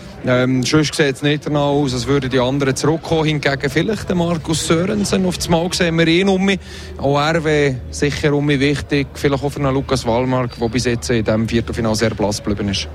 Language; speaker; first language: German; native; German